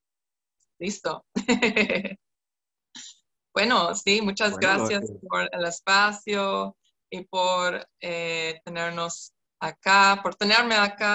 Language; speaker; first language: Spanish; non-native, fluent; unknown